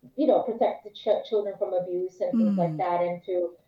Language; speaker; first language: English; non-native, local second language; Filipino